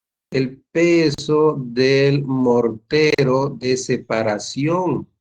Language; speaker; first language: Spanish; native; Spanish